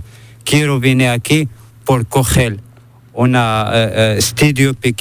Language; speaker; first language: Spanish; non-native, learner; Arabic